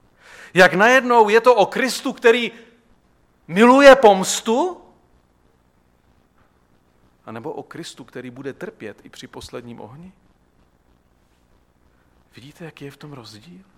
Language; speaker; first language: Czech; native; Czech